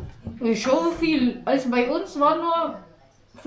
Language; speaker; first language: German; non-native, learner; Cebuano